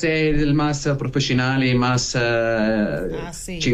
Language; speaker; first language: Spanish; non-native, learner; Arabic